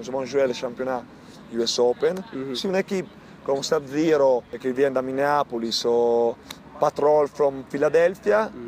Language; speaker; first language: French; non-native, learner; Italian